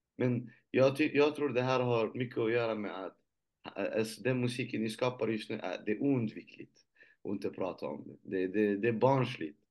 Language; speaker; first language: Swedish; early bilingual, other home language; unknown